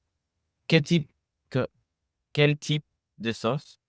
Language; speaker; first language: French; non-native, learner; English